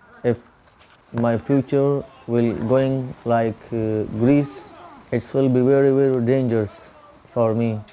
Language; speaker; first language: English; non-native, learner; Pashto